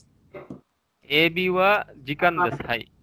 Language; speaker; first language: Japanese; non-native, learner; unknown